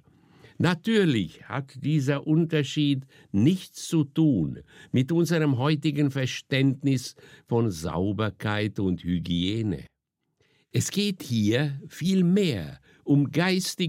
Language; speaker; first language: German; native; German